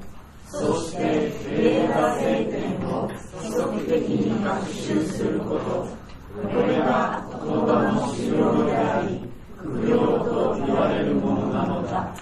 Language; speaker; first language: Japanese; native; Japanese